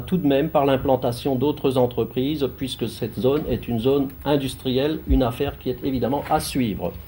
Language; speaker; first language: French; native; French